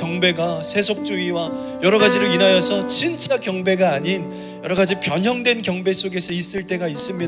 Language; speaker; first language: Korean; native; Korean